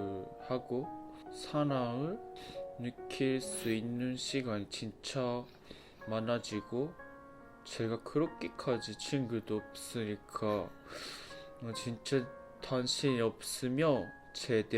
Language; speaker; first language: Korean; non-native, fluent; Japanese